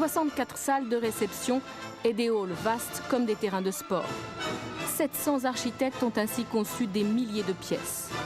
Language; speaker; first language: French; native; French